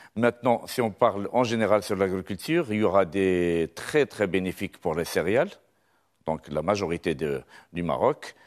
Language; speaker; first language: French; non-native, local second language; Arabic